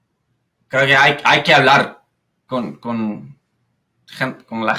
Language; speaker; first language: Spanish; non-native, fluent; English